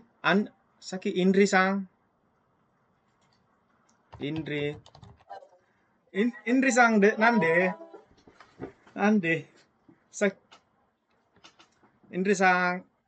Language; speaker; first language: Japanese; non-native, fluent; Indonesian